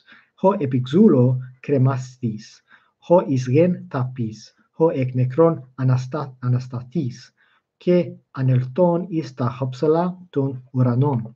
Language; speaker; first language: Greek; non-native, fluent; English